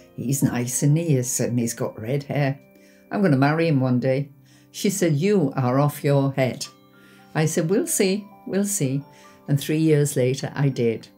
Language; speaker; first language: English; native; English